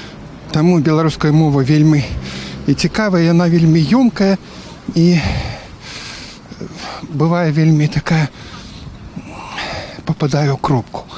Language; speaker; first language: Belarusian; non-native, local second language; Russian